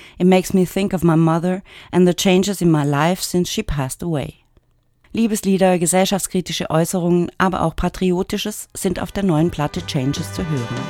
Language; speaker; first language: German; native; German